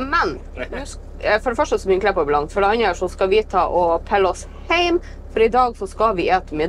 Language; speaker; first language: Norwegian; native; Norwegian